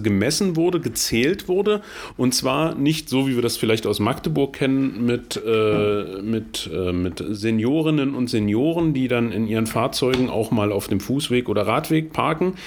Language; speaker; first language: German; native; German